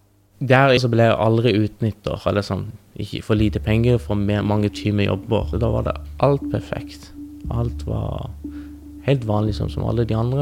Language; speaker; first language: Norwegian; early bilingual, other home language; Persian